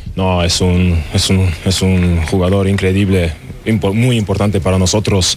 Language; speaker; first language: Spanish; non-native, learner; German